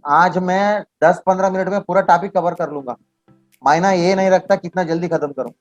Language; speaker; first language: Hindi; non-native, local second language; Kannada